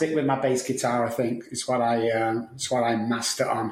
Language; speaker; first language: English; native; English